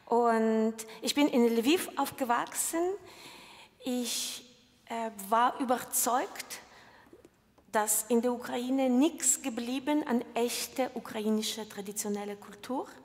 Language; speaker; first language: German; non-native, fluent; Ukrainian